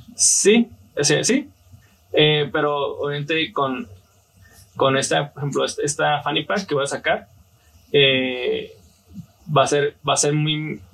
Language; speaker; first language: Spanish; native; Spanish